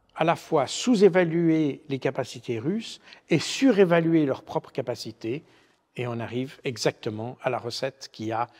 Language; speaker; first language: French; native; French